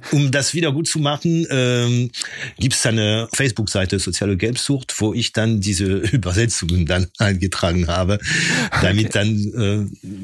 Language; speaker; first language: German; non-native, fluent; French